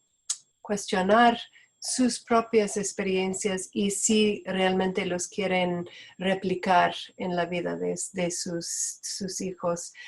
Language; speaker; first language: Spanish; non-native, fluent; Portuguese